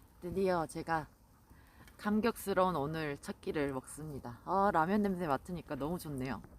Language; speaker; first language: Korean; native; Korean